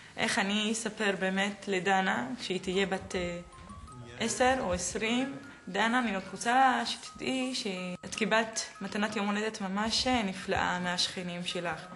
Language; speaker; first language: Hebrew; non-native, local second language; Arabic